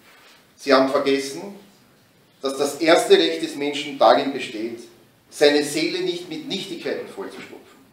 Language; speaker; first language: German; native; German